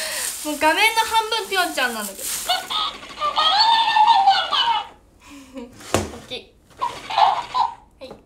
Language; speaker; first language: Japanese; native; Japanese